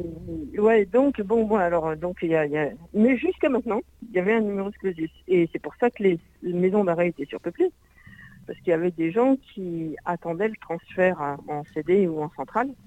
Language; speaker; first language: French; native; French